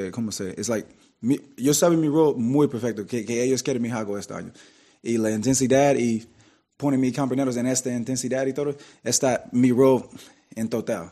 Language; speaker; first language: Spanish; non-native, learner; English